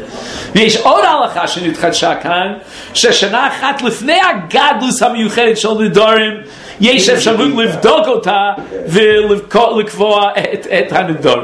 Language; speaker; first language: Hebrew; non-native, fluent; English